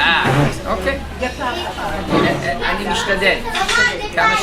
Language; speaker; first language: Hebrew; non-native, fluent; English